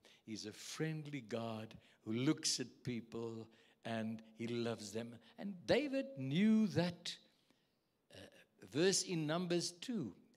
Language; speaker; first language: English; non-native, local second language; Afrikaans